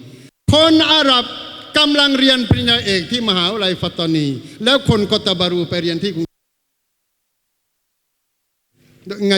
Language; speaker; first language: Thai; non-native, local second language; Malay